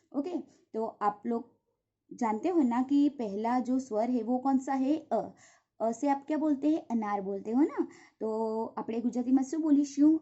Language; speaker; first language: Hindi; non-native, local second language; Gujarati